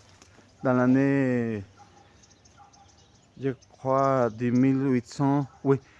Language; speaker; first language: French; non-native, fluent; Spanish